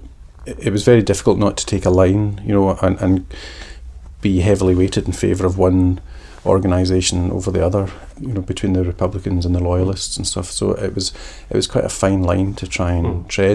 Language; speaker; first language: English; native; English